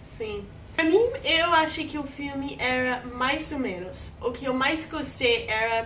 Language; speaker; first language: Portuguese; non-native, fluent; English